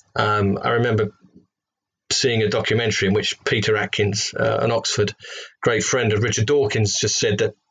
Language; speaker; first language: English; native; English